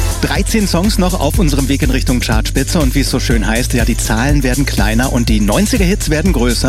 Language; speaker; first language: German; native; German